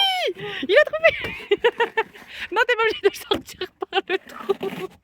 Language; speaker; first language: French; native; French